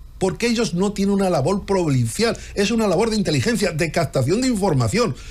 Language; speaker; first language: Spanish; native; Spanish